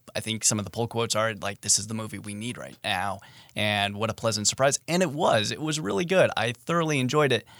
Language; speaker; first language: English; native; English